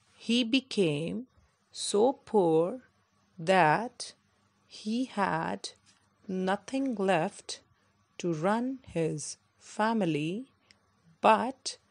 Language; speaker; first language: English; non-native, local second language; Punjabi